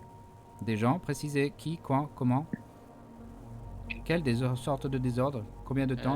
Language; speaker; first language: French; native; French